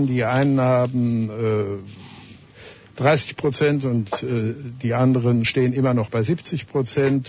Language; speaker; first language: German; native; German